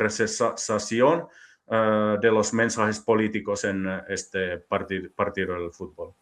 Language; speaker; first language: Spanish; non-native, fluent; Finnish